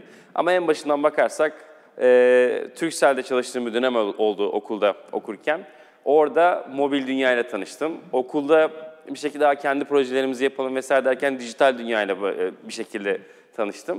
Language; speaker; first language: Turkish; native; Turkish